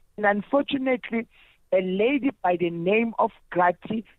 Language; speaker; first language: English; non-native, local second language; Zulu